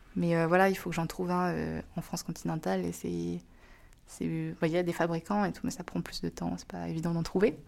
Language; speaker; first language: French; native; French